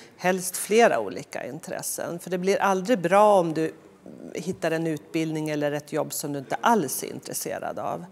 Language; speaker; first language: Swedish; native; Swedish